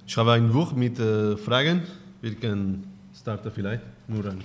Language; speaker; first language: German; non-native, learner; Spanish